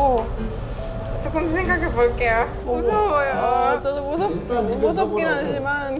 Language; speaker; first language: Korean; non-native, fluent; Estonian